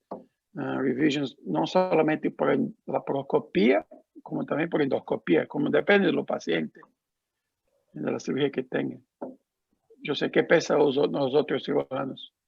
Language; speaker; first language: Spanish; non-native, learner; Portuguese